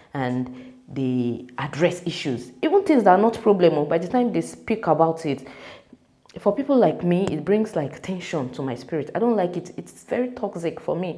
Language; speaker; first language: English; non-native, local second language; Yoruba